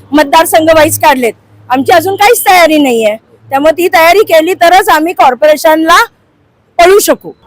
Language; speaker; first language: Marathi; non-native, local second language; Hindi